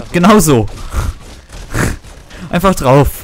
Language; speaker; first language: German; native; German